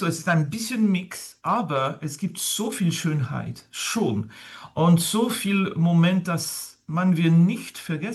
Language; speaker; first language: German; non-native, fluent; French